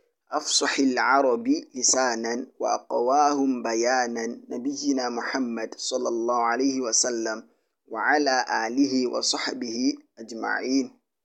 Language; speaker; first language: Arabic; non-native, fluent; Yoruba